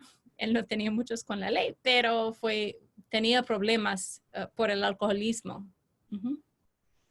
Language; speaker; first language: Spanish; non-native, fluent; English